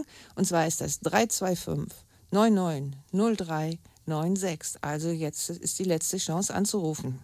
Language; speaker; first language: German; native; German